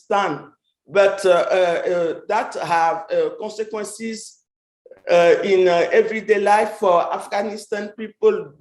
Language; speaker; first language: English; non-native, fluent; French